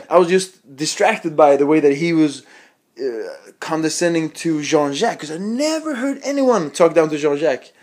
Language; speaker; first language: English; non-native, fluent; Swedish